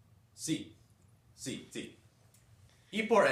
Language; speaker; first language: Spanish; non-native, learner; English